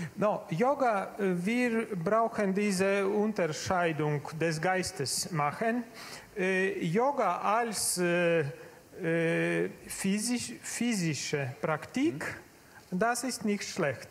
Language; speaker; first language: German; non-native, learner; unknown